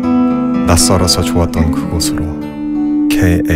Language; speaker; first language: Korean; early bilingual, heritage; Korean